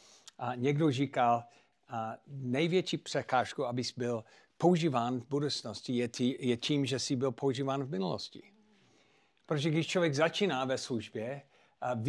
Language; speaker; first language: Czech; non-native, fluent; English